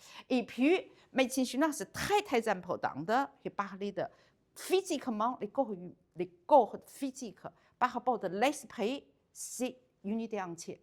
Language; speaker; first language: French; non-native, learner; Chinese